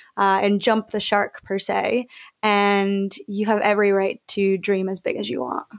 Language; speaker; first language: English; early bilingual, other home language; Spanish